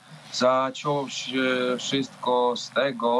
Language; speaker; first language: Polish; non-native, learner; Georgian